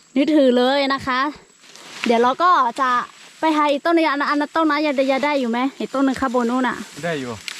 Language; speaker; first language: Thai; non-native, local second language; Lahu